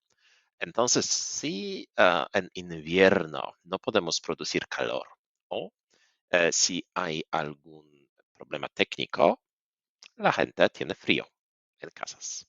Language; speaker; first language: Spanish; non-native, fluent; Polish